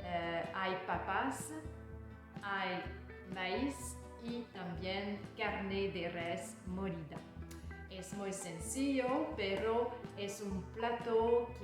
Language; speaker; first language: Spanish; non-native, learner; French